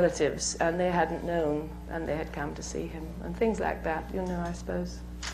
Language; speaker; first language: English; native; English